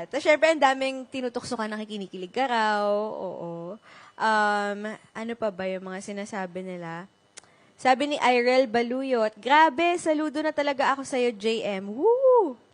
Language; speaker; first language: Filipino; native; Filipino